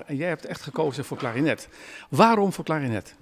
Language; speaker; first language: Dutch; native; Dutch